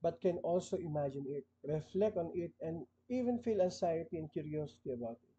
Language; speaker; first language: English; non-native, local second language; Filipino